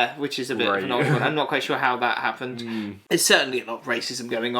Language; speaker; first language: English; native; English